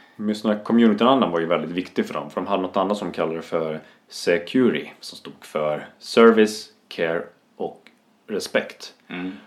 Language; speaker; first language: Swedish; native; Swedish